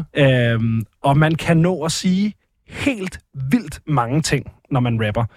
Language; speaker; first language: Danish; native; Danish